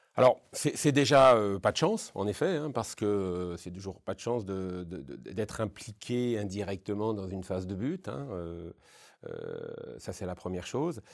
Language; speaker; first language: French; native; French